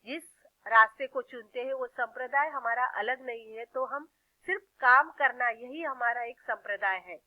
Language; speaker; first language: Hindi; non-native, local second language; Marathi